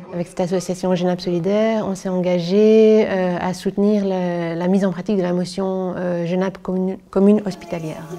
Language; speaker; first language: French; native; French